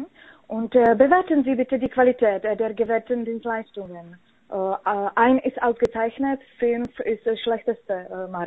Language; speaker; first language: German; non-native, learner; Czech